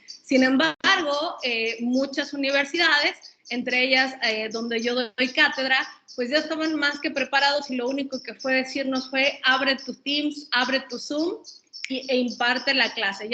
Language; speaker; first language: Spanish; native; Spanish